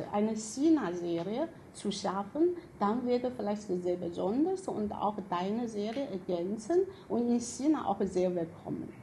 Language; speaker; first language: German; non-native, fluent; Chinese